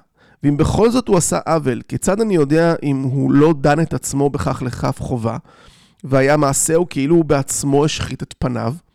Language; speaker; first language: Hebrew; native; Hebrew